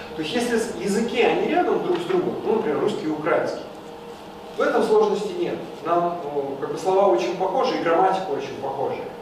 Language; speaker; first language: Russian; native; Russian